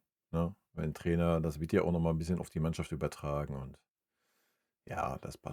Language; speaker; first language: German; native; German